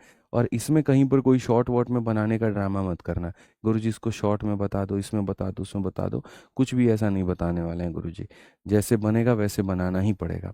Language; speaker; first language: Hindi; native; Hindi